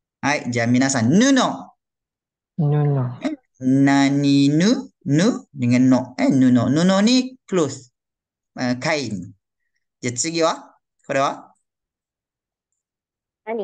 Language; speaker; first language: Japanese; non-native, fluent; Malay